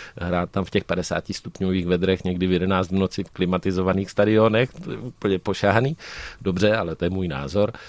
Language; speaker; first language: Czech; native; Czech